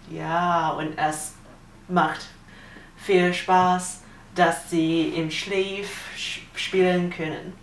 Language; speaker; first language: German; non-native, learner; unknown